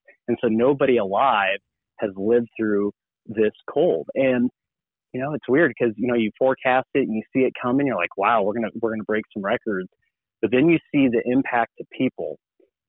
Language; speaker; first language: English; native; English